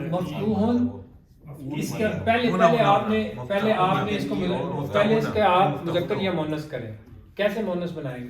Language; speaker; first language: Urdu; native; Urdu